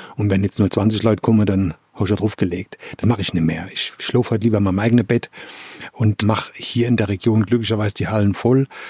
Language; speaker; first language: German; native; German